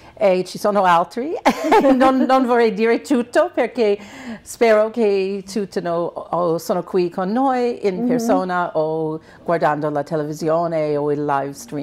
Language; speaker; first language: Italian; non-native, fluent; English